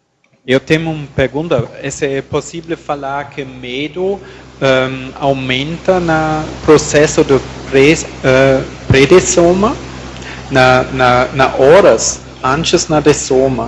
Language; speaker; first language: Portuguese; non-native, learner; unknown